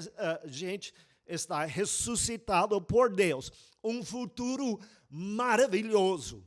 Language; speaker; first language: Portuguese; non-native, fluent; English